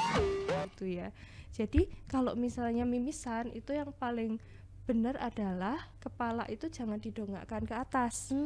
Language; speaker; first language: Indonesian; native; Indonesian